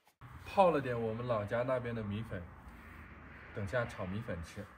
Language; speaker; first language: Chinese; native; Chinese